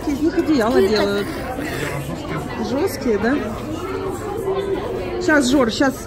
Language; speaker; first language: Russian; native; Russian